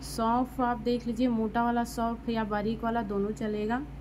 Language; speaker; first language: Hindi; native; Hindi